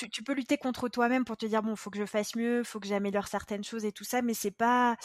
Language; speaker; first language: French; native; French